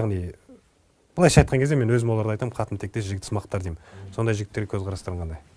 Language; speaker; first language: Kazakh; native; Kazakh